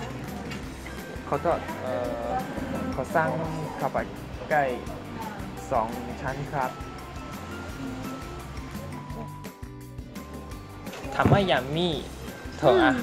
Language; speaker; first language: Thai; non-native, learner; Chinese